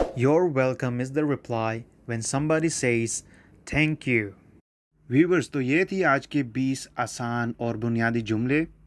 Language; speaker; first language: Urdu; native; Urdu